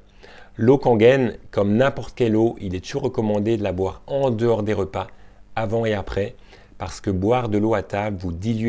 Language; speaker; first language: French; native; French